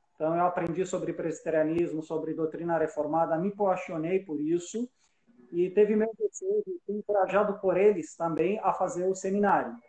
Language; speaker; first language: Portuguese; non-native, fluent; Romanian